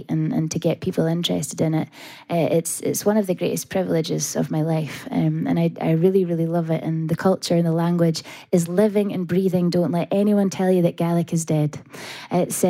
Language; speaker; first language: English; native; English